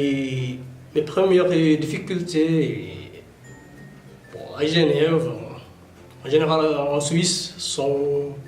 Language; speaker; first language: French; non-native, learner; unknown